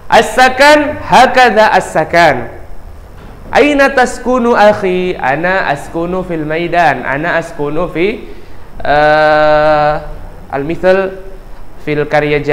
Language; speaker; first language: Arabic; non-native, fluent; Indonesian